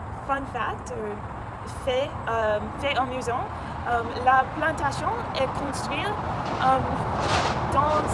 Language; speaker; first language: French; non-native, learner; English